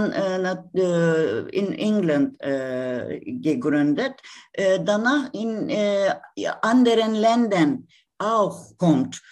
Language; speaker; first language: German; non-native, learner; Turkish